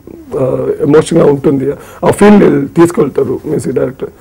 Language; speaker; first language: Telugu; non-native, learner; Tamil